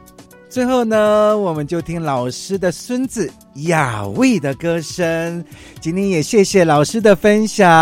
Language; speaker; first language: Chinese; native; Chinese